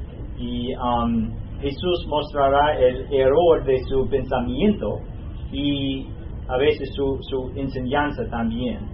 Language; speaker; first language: Spanish; non-native, fluent; English